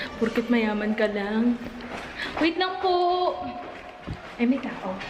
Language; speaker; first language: Filipino; native; Filipino